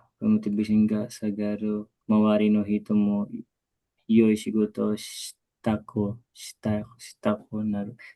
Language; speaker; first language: Japanese; non-native, learner; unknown